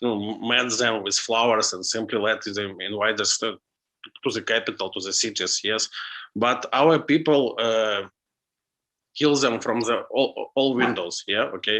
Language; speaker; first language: English; non-native, learner; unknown